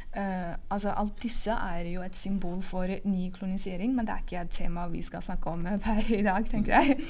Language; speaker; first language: Norwegian; non-native, fluent; Uyghur